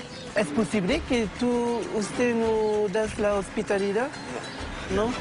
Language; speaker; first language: Spanish; non-native, learner; French